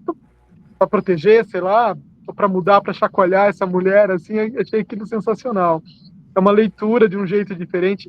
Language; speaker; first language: Portuguese; native; Portuguese